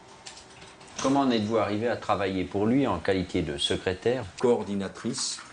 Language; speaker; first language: French; native; French